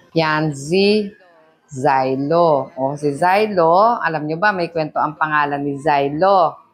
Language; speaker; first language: Filipino; non-native, local second language; Pampanga